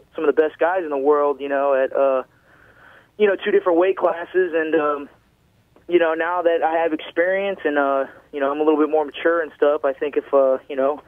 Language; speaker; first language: English; native; English